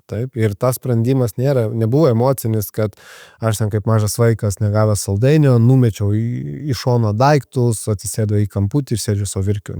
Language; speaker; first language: Lithuanian; non-native, local second language; Polish